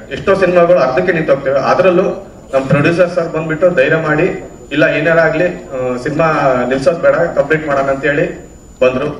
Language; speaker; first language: Kannada; native; Kannada